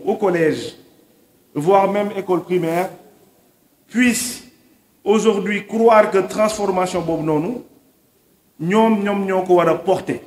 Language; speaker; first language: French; non-native, local second language; Wolof